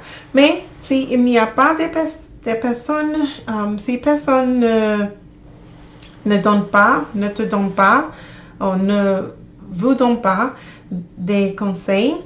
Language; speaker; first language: French; non-native, learner; English